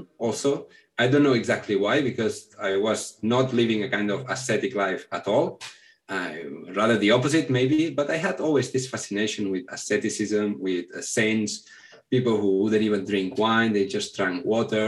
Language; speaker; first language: English; non-native, fluent; Catalan